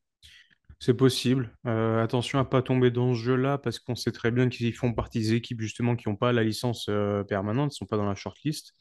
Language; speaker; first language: French; native; French